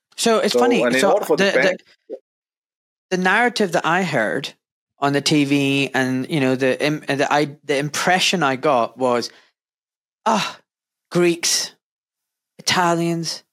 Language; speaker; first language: English; native; English